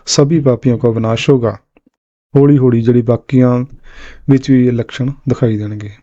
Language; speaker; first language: Hindi; non-native, local second language; Punjabi